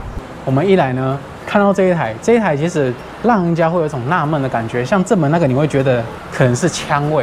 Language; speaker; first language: Chinese; native; Chinese